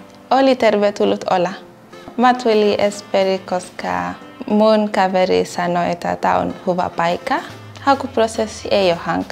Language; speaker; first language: Finnish; non-native, learner; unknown